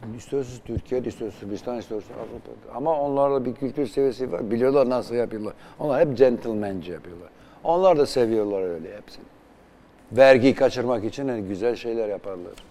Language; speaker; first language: Turkish; non-native, fluent; Albanian